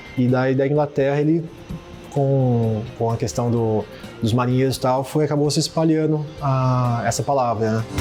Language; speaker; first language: Portuguese; native; Portuguese